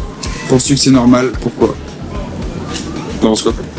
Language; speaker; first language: French; native; French